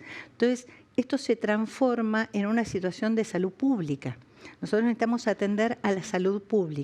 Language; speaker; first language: Spanish; native; Spanish